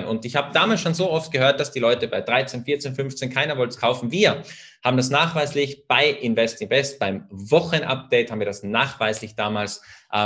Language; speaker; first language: German; native; German